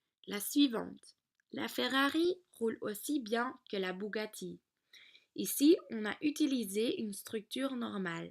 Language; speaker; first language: French; non-native, learner; Dutch